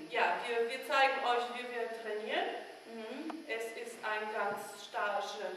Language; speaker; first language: German; non-native, fluent; English